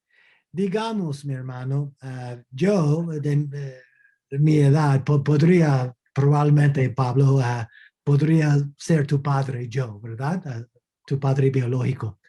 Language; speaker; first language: Spanish; non-native, fluent; English